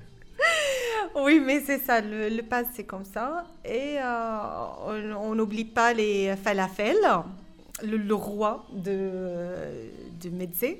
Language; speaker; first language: French; non-native, fluent; Arabic